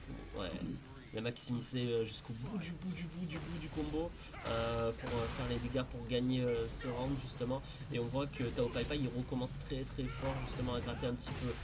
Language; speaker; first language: French; native; French